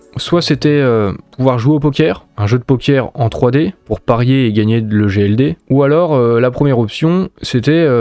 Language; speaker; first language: French; native; French